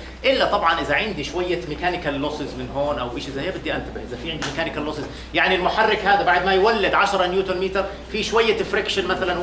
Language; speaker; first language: Arabic; native; Arabic